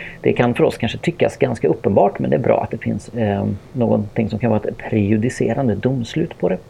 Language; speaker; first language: Swedish; native; Swedish